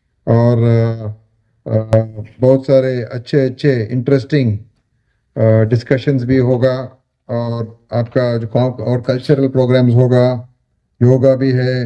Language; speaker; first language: Hindi; non-native, local second language; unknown